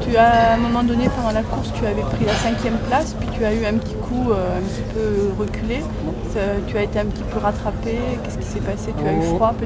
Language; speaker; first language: French; native; French